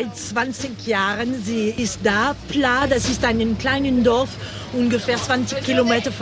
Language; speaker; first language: German; non-native, fluent; French